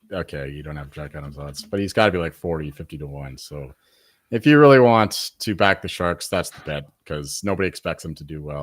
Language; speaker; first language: English; native; English